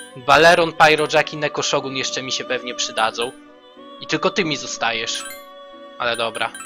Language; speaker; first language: Polish; native; Polish